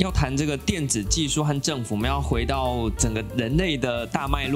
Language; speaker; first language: Chinese; native; Chinese